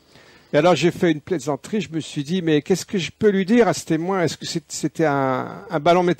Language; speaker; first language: French; native; French